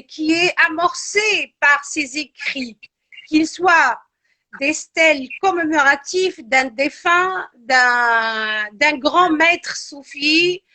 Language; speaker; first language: French; non-native, local second language; Arabic